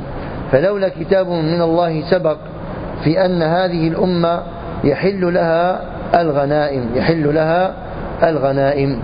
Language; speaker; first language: Arabic; native; Arabic